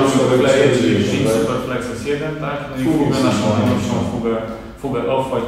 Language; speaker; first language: Polish; native; Polish